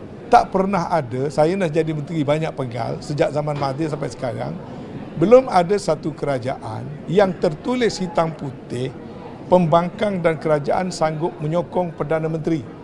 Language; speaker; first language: Malay; native; Malay